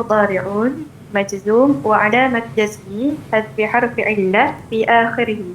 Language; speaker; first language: Arabic; non-native, learner; Malay